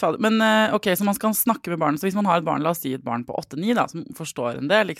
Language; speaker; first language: Norwegian; native; Norwegian